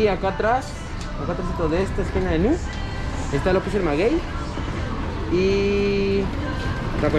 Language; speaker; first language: Spanish; native; Spanish